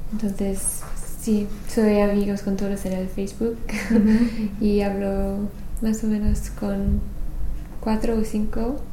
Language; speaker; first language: Spanish; non-native, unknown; English